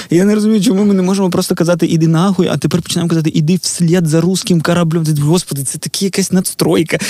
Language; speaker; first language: Ukrainian; non-native, local second language; Russian